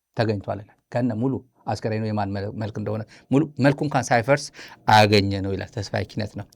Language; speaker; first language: Amharic; native; Amharic